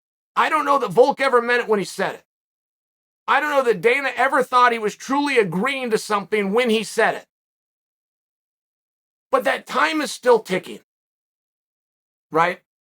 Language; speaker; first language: English; native; English